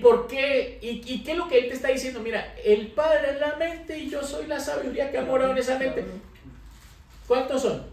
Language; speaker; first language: Spanish; native; Spanish